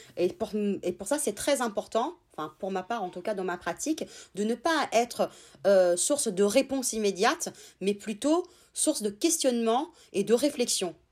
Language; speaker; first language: French; non-native, fluent; Italian